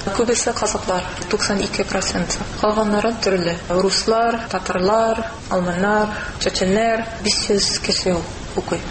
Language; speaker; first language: Tatar; non-native, fluent; English